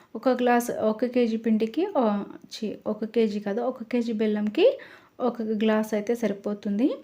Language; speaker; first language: Telugu; non-native, local second language; Lambadi